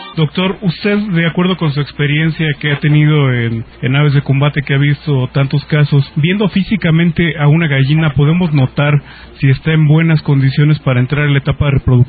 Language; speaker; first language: Spanish; native; Spanish